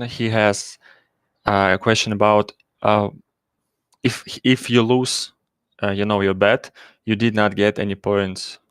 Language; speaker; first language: English; non-native, learner; Russian